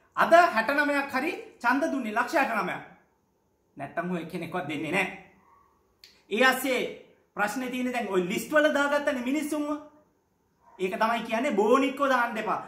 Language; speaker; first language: Sinhala; non-native, local second language; Tamil